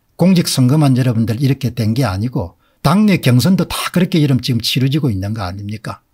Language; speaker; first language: Korean; native; Korean